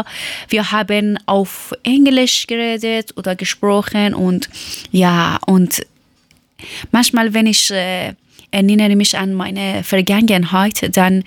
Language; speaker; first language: German; non-native, learner; Persian